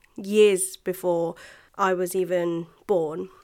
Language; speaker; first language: English; non-native, local second language; Filipino